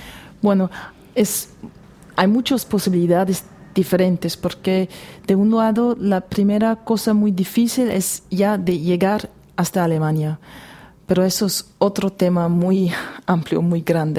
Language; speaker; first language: Spanish; non-native, fluent; German